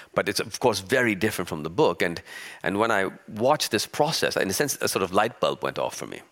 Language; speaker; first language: English; early bilingual, other home language; Urdu